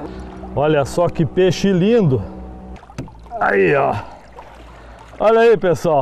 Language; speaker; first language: Portuguese; native; Portuguese